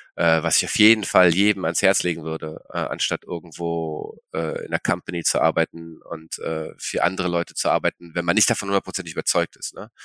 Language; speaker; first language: German; native; German